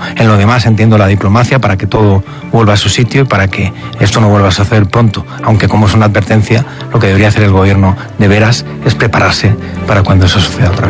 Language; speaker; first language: Spanish; native; Spanish